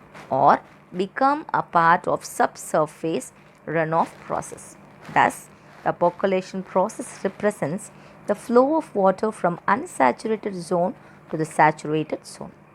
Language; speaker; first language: English; non-native, local second language; Tamil